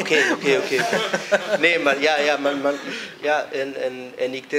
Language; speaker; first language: Dutch; non-native, fluent; Spanish